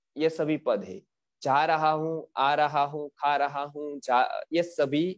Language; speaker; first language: Hindi; non-native, local second language; Gujarati